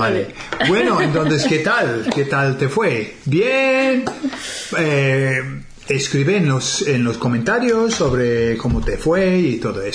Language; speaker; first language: Spanish; non-native, fluent; English